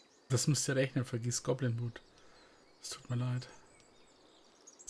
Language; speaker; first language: German; native; German